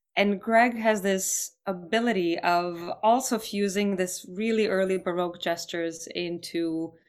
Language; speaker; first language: English; non-native, fluent; Serbian